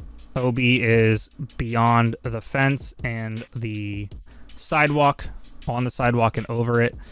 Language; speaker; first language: English; native; English